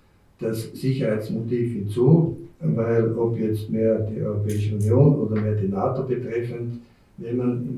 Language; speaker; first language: German; native; German